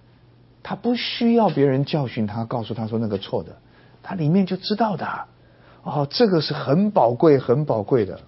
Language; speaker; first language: Chinese; native; Chinese